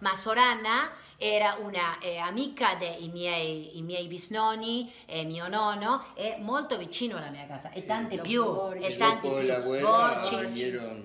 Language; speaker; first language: Italian; non-native, learner; Spanish